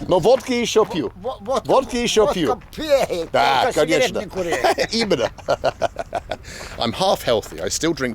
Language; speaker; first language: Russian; non-native, learner; English